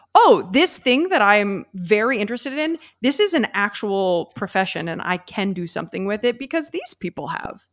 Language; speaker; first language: English; native; English